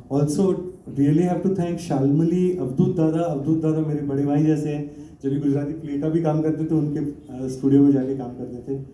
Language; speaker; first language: Hindi; non-native, local second language; Gujarati